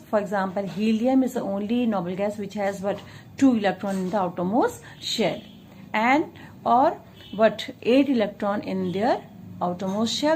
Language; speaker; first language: English; non-native, local second language; Hindi